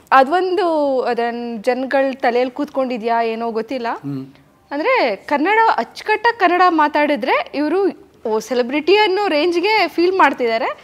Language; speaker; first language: Kannada; native; Kannada